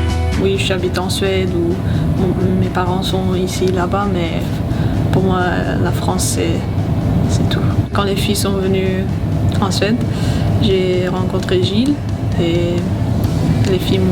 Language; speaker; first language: French; early bilingual, heritage; Swedish